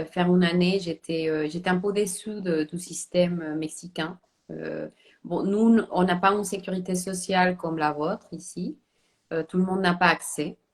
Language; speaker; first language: French; non-native, fluent; Spanish